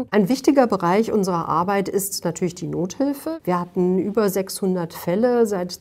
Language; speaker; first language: German; native; German